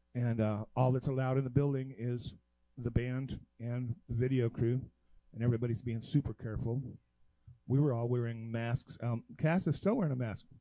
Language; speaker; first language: English; native; English